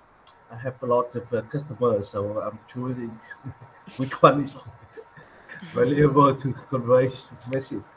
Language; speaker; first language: English; non-native, learner; Vietnamese